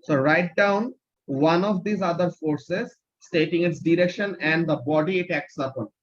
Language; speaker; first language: English; non-native, local second language; Bangla